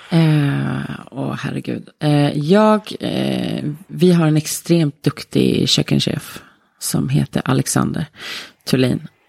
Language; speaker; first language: Swedish; native; Swedish